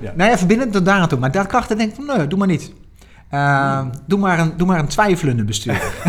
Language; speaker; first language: Dutch; native; Dutch